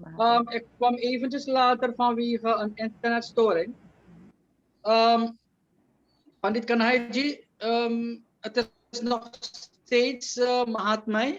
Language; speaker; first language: Dutch; non-native, local second language; Caribbean Hindustani